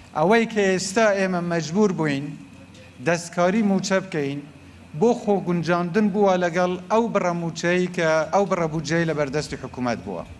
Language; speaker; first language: Central Kurdish; non-native, local second language; Kurdish